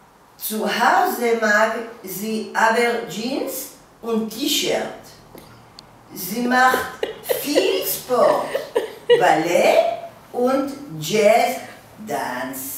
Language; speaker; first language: German; non-native, learner; Hebrew